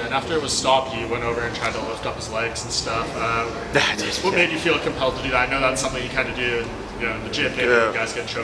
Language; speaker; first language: English; native; English